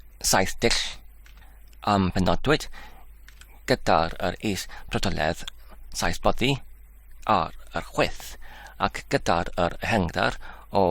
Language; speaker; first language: Welsh; non-native, fluent; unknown